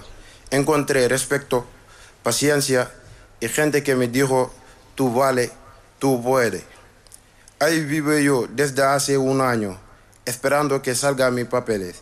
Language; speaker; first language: Spanish; non-native, learner; Wolof